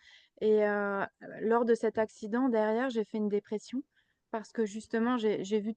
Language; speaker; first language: French; native; French